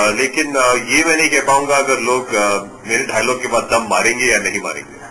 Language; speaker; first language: Hindi; native; Hindi